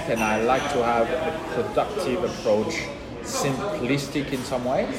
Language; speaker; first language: English; non-native, fluent; French